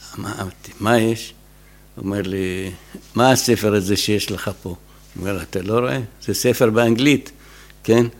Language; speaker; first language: Hebrew; non-native, fluent; Arabic